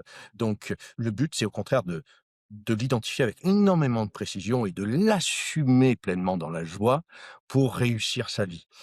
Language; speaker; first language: French; native; French